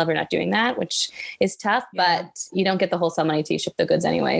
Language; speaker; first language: English; native; English